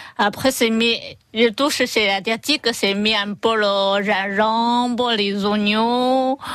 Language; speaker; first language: French; non-native, learner; Chinese